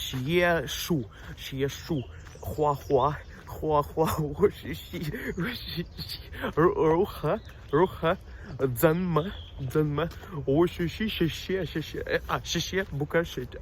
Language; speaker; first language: Chinese; non-native, learner; Russian